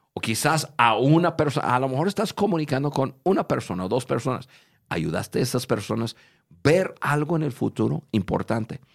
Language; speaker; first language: Spanish; non-native, fluent; English